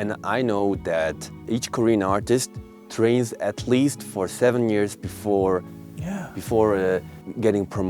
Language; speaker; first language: English; non-native, local second language; Mongolian